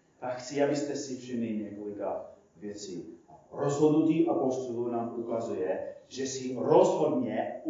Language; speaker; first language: Czech; non-native, fluent; English